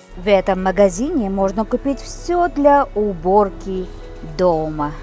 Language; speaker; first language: Russian; non-native, local second language; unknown